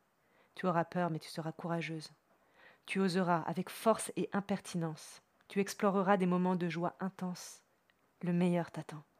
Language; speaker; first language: French; native; French